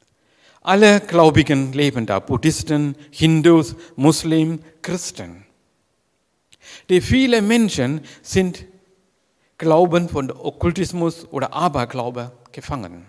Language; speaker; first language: German; non-native, learner; Sinhala